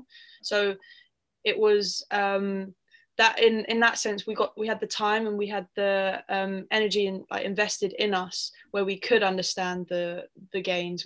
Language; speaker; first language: English; native; English